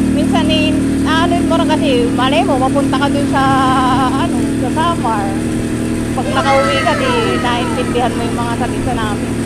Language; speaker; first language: Filipino; non-native, local second language; Waray